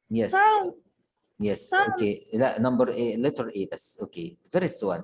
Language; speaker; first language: English; non-native, fluent; Arabic